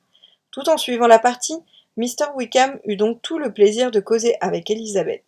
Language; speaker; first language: French; native; French